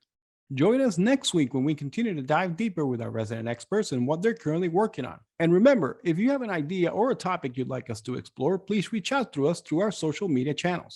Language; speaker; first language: English; native; English